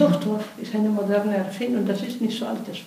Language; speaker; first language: German; non-native, fluent; Spanish